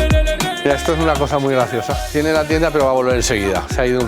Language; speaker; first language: Spanish; native; Spanish